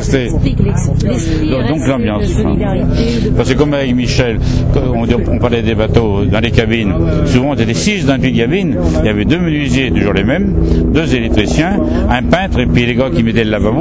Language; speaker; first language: French; native; French